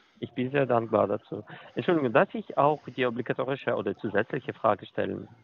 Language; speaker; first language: German; non-native, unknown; Russian